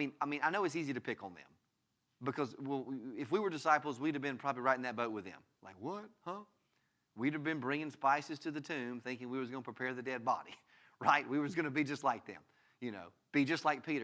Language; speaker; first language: English; native; English